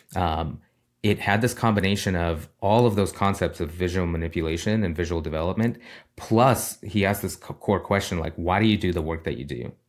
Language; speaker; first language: English; early bilingual, other home language; Russian